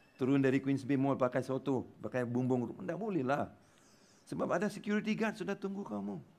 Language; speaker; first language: Malay; non-native, local second language; Tamil